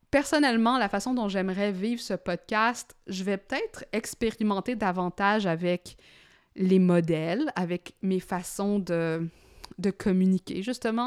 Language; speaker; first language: French; native; French